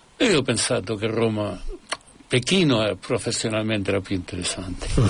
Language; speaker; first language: Italian; non-native, fluent; Catalan